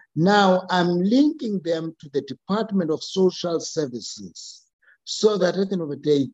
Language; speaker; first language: English; non-native, local second language; Xhosa